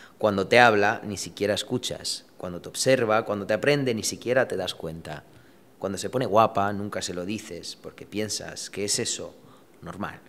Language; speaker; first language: Spanish; early bilingual, other home language; Romanian